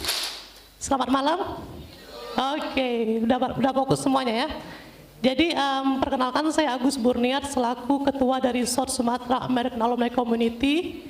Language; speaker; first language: Indonesian; native; Indonesian